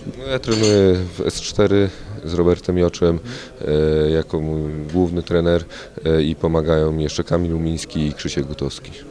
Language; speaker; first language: Polish; native; Polish